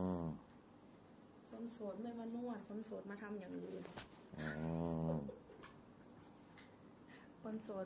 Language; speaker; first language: Thai; native; Thai